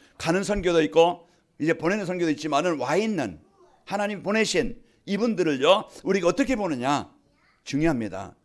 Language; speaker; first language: Korean; native; Korean